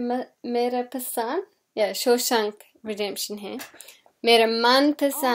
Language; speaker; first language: Hindi; non-native, learner; English